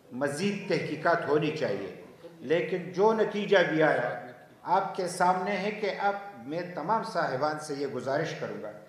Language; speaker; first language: Urdu; non-native, local second language; Pashto